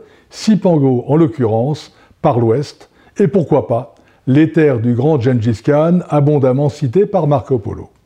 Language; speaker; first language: French; native; French